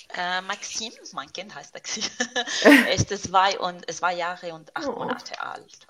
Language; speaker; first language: German; non-native, fluent; Arabic